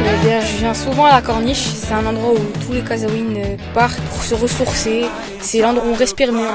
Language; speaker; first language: French; non-native, local second language; Arabic